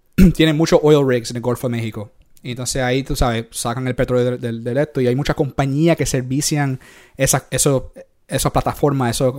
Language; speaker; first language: Spanish; early bilingual, heritage; Spanish